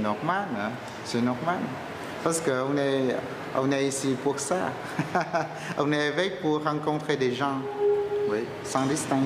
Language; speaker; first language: French; non-native, fluent; Vietnamese